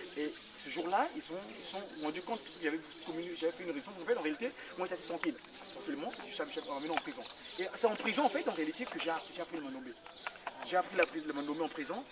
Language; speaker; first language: French; non-native, local second language; Kongo